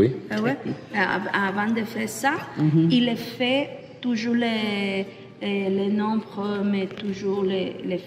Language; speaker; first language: French; non-native, learner; Spanish